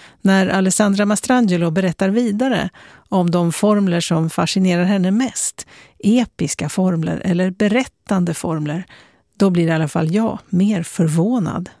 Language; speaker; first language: Swedish; native; Swedish